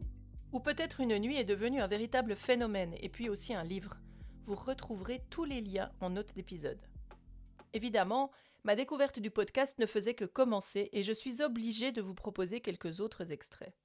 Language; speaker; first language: French; native; French